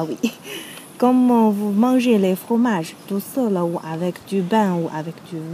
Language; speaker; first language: French; non-native, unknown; Chinese